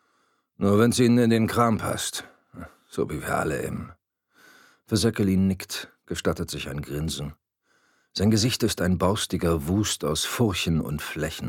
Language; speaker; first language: German; native; German